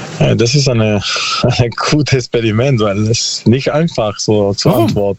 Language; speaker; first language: German; non-native, learner; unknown